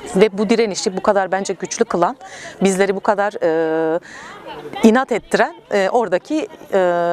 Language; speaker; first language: Turkish; native; Turkish